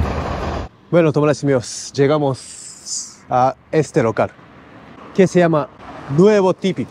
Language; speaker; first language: Spanish; non-native, learner; Japanese